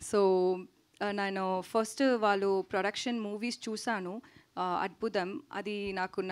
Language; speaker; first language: Telugu; non-native, learner; Tamil